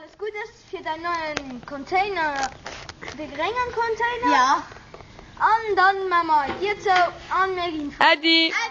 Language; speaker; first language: German; non-native, local second language; Luxembourgish